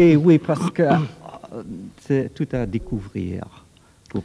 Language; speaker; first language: French; early bilingual, heritage; French